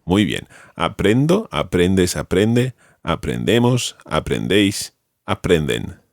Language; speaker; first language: Spanish; non-native, fluent; English